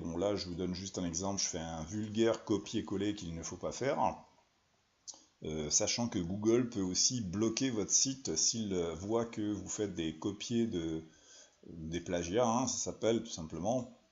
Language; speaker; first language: French; native; French